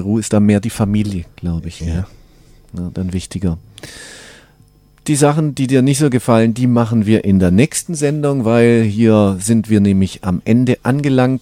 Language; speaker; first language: German; native; German